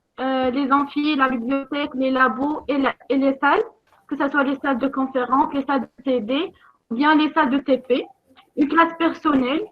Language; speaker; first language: French; non-native, local second language; Arabic